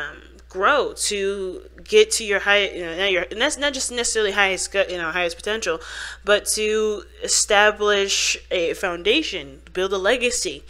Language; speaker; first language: English; native; English